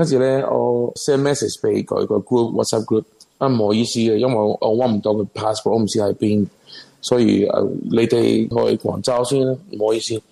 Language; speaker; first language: Cantonese; non-native, learner; Spanish